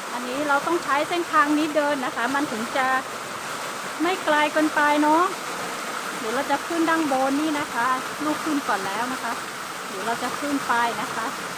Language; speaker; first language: Thai; non-native, local second language; Hmong